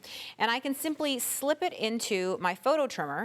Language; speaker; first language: English; native; English